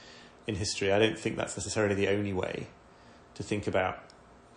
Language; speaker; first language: English; native; English